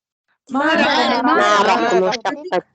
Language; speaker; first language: Arabic; non-native, learner; Tamil